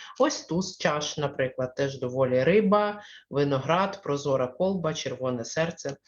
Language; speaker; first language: Ukrainian; non-native, local second language; Russian